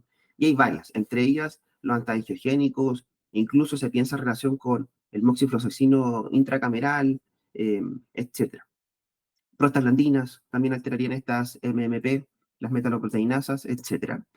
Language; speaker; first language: Spanish; native; Spanish